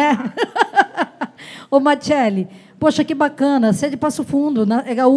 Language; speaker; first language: Portuguese; native; Portuguese